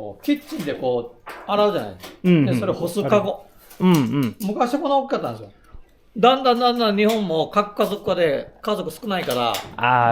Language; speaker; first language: Japanese; native; Japanese